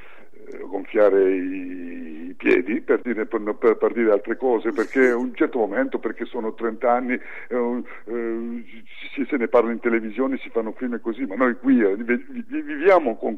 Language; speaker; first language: Italian; early bilingual, heritage; French